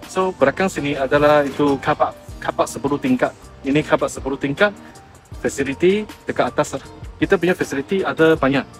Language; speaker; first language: Malay; non-native, local second language; Chinese